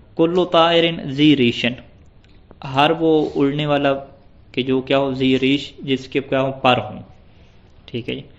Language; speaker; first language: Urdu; non-native, local second language; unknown